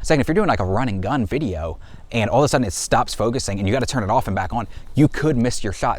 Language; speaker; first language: English; native; English